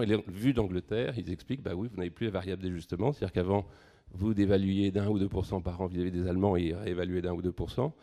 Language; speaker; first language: French; native; French